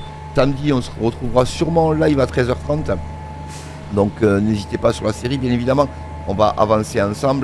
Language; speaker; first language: French; native; French